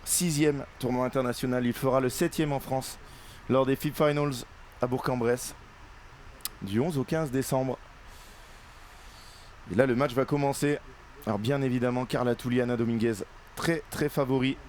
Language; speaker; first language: French; native; French